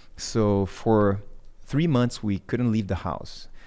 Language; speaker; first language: English; non-native, fluent; Portuguese